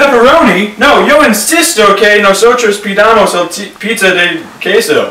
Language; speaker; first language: Spanish; non-native, learner; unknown